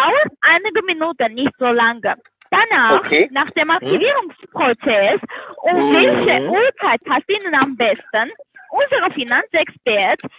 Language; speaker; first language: German; non-native, learner; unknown